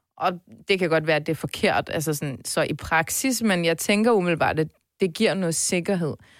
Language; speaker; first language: Danish; early bilingual, other home language; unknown